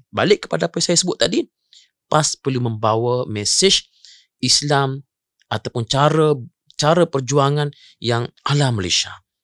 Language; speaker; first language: Malay; native; Malay